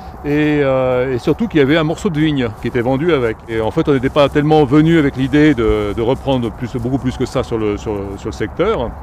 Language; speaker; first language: French; native; French